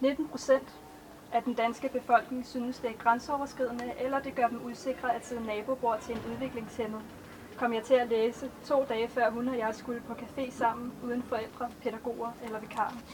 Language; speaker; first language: Danish; native; Danish